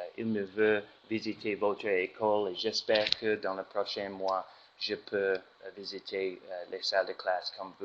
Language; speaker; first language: French; non-native, learner; English